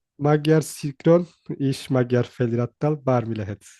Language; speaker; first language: Hungarian; non-native, learner; Turkish